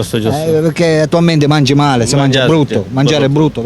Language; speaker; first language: Italian; native; Italian